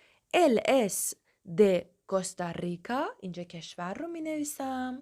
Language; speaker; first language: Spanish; non-native, fluent; Persian